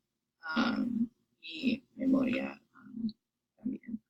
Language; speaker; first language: Spanish; non-native, learner; English